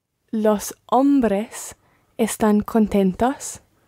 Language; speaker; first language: Spanish; non-native, learner; English